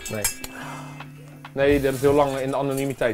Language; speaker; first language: Dutch; native; Dutch